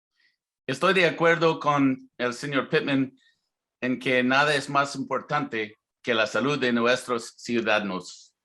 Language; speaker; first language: Spanish; non-native, learner; English